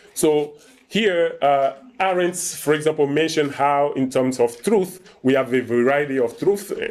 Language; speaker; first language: English; non-native, fluent; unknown